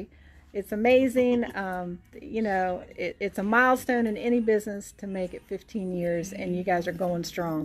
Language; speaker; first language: English; native; English